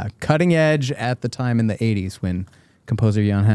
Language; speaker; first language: English; native; English